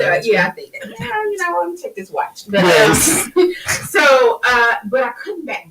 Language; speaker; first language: English; native; English